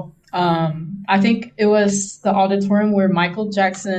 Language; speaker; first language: English; non-native, local second language; Chinese